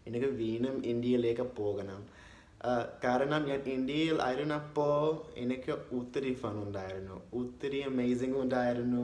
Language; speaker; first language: Malayalam; non-native, learner; English